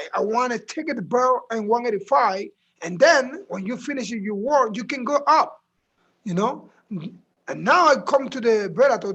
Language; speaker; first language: English; non-native, learner; Spanish